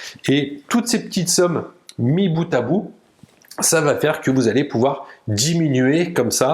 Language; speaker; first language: French; native; French